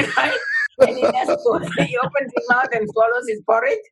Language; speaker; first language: English; non-native, local second language; Tamil